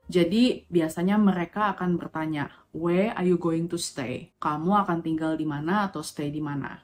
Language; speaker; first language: Indonesian; native; Indonesian